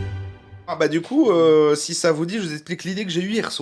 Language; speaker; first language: French; native; French